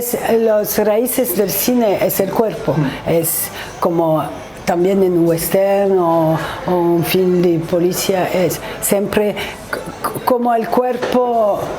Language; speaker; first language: Spanish; non-native, learner; French